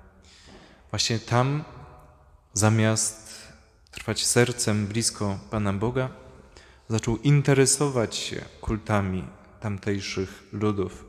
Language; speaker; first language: Polish; native; Polish